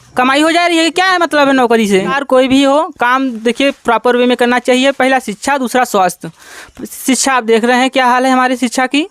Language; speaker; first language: Hindi; native; Hindi